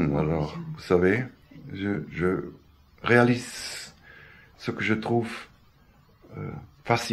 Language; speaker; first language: French; non-native, fluent; German